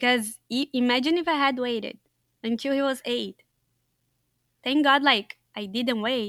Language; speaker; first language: English; non-native, fluent; Portuguese